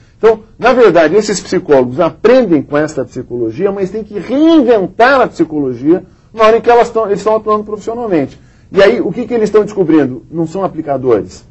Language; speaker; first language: Portuguese; native; Portuguese